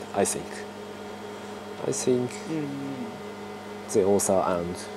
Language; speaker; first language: English; non-native, learner; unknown